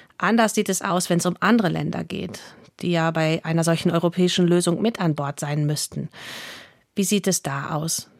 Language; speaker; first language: German; native; German